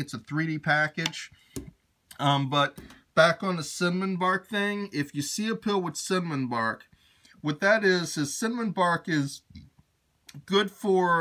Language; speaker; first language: English; native; English